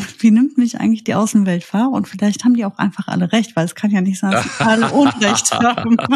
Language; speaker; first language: German; native; German